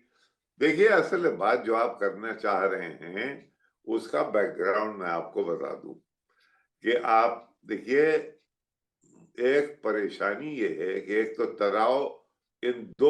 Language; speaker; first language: Hindi; native; Hindi